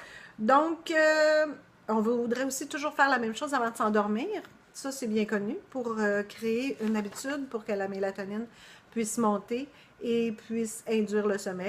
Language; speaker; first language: French; native; French